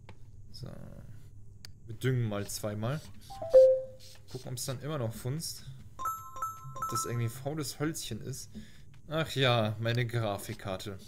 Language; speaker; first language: German; native; German